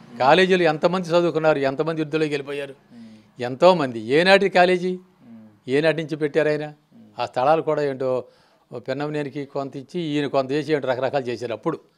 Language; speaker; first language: Telugu; native; Telugu